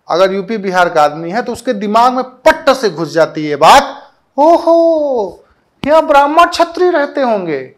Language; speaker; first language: Hindi; native; Hindi